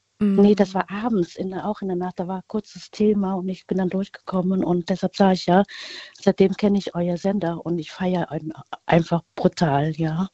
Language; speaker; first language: German; early bilingual, other home language; Vietnamese